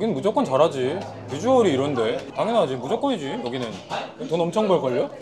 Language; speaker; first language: Korean; native; Korean